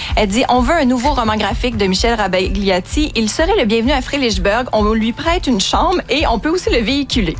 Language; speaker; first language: French; native; French